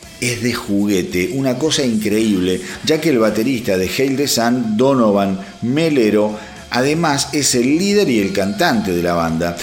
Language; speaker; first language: Spanish; native; Spanish